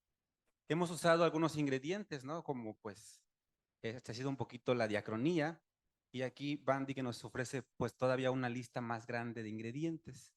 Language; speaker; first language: Spanish; native; Spanish